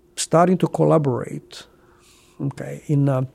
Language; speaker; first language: English; non-native, fluent; Portuguese